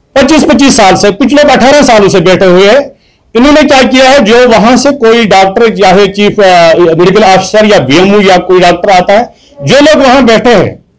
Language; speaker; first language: Urdu; non-native, local second language; Kashmiri